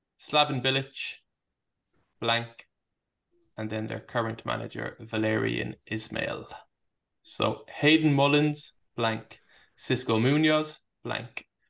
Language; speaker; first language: English; native; English